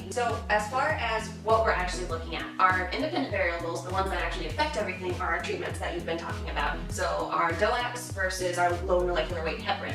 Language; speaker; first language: English; native; English